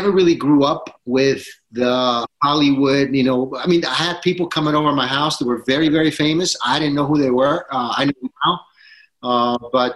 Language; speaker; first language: English; non-native, fluent; Italian